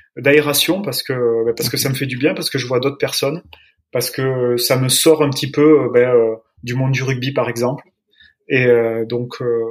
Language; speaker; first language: French; native; French